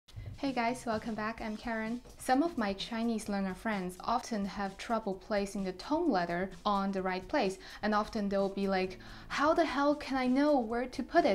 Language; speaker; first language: English; non-native, fluent; Chinese